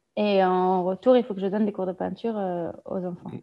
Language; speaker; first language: French; non-native, fluent; Hebrew